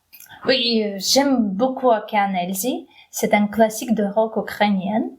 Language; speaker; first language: French; non-native, fluent; Ukrainian